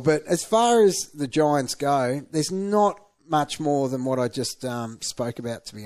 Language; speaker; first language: English; native; English